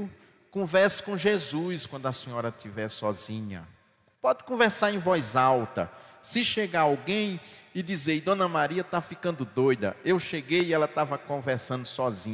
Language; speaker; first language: Portuguese; native; Portuguese